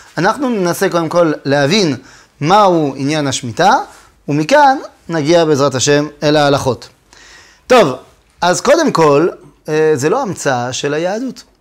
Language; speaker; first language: Hebrew; non-native, fluent; French